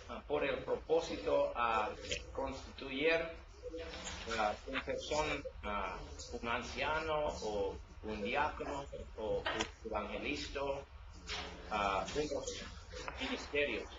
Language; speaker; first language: Spanish; non-native, learner; English